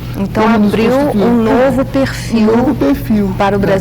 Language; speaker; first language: Portuguese; native; Portuguese